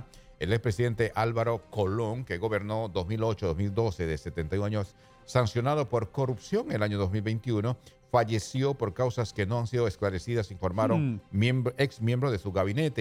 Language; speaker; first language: Spanish; native; Spanish